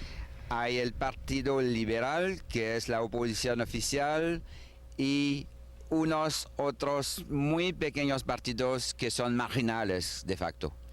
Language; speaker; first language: Spanish; non-native, learner; French